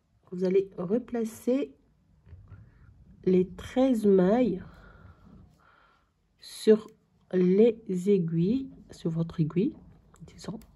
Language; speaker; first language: French; non-native, local second language; Arabic